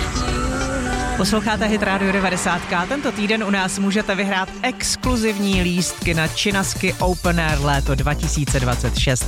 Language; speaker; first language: Czech; native; Czech